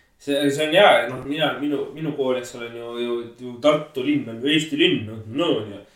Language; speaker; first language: Estonian; native; Estonian